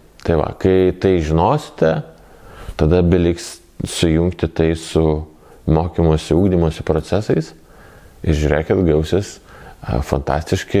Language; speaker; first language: Lithuanian; native; Lithuanian